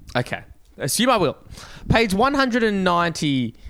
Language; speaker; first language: English; native; English